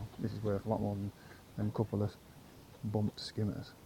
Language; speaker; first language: English; native; English